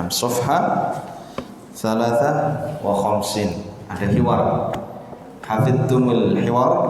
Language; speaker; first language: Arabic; non-native, fluent; Indonesian